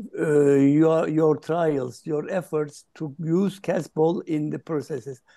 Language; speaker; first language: English; non-native, fluent; Turkish